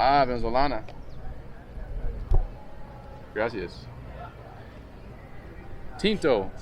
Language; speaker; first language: Spanish; non-native, learner; English